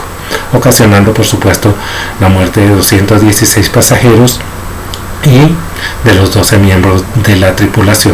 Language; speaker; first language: Spanish; native; Spanish